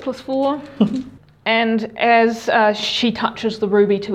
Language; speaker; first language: English; native; English